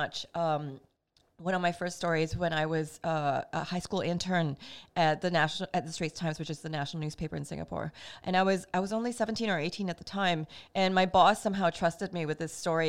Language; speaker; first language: English; native; English